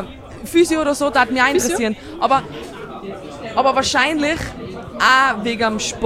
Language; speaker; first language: German; native; German